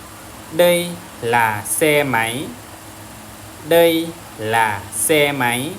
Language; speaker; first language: Vietnamese; non-native, learner; Lao